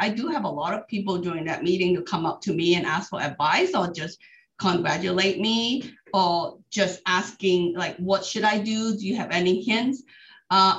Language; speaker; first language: English; non-native, local second language; Cantonese